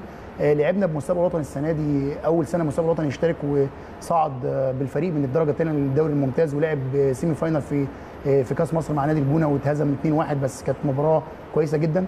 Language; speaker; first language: Arabic; native; Arabic